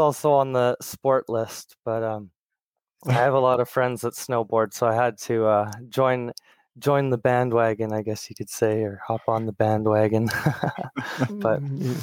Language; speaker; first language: English; native; English